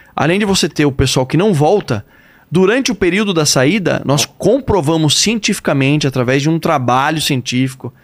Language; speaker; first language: Portuguese; native; Portuguese